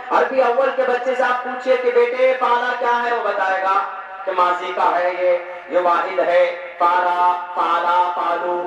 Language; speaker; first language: Urdu; native; Urdu